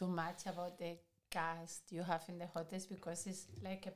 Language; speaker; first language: English; non-native, fluent; Spanish